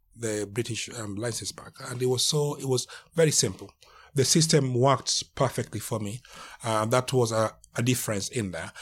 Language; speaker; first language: English; non-native, local second language; Luo (Kenya and Tanzania)